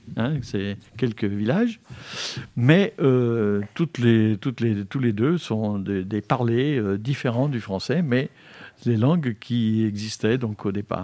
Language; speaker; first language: French; native; French